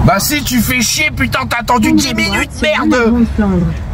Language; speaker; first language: French; native; French